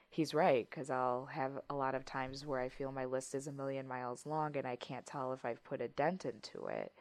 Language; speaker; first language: English; native; English